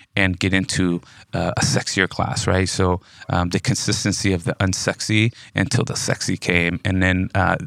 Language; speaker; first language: English; native; English